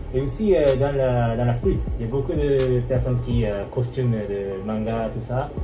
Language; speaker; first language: French; non-native, learner; Japanese